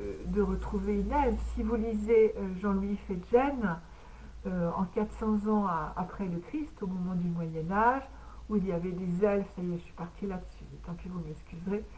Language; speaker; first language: French; native; French